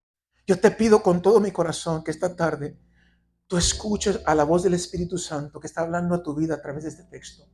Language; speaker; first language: Spanish; native; Spanish